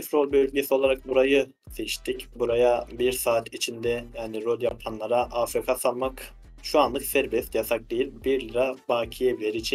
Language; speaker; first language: Turkish; native; Turkish